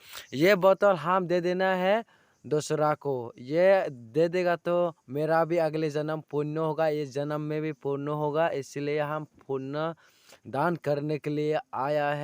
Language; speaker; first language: Hindi; non-native, local second language; Chakma